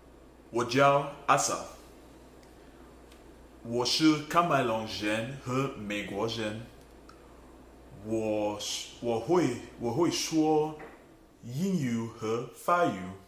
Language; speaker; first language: Chinese; non-native, learner; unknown